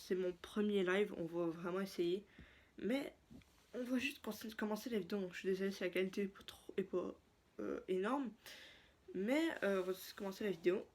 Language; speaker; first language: French; native; French